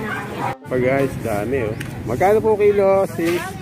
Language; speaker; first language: Filipino; native; Filipino